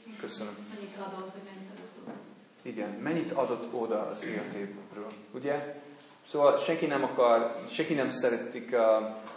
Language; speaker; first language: Hungarian; non-native, fluent; English